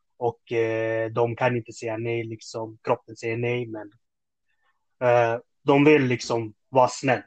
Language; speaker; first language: Swedish; early bilingual, other home language; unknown